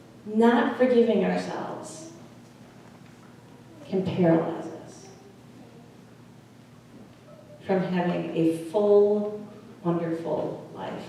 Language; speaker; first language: English; native; English